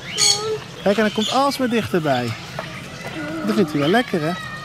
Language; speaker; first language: Dutch; native; Dutch